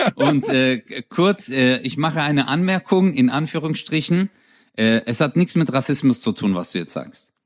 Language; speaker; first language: German; early bilingual, other home language; Turkish